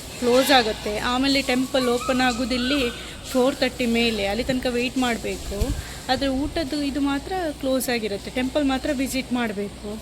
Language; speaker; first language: Kannada; non-native, local second language; Tulu